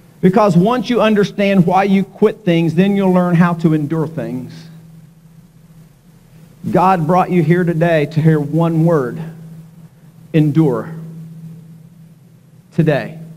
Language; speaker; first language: English; native; English